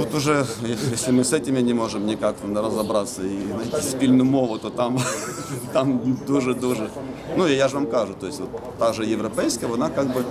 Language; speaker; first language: Ukrainian; native; Ukrainian